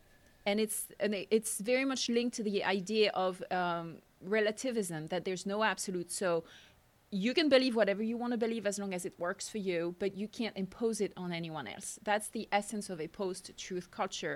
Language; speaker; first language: English; non-native, fluent; French